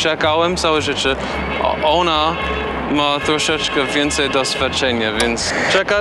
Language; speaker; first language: Polish; non-native, learner; English